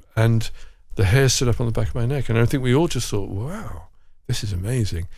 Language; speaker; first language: English; native; English